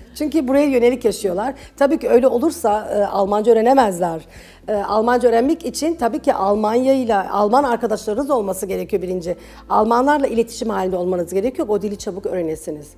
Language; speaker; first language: Turkish; early bilingual, other home language; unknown